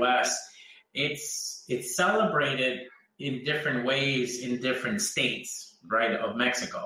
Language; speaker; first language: English; early bilingual, other home language; Spanish